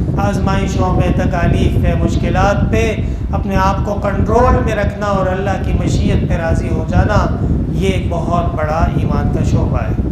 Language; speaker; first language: Urdu; non-native, local second language; Pashto